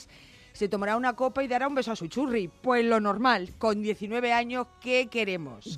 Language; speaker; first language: Spanish; native; Spanish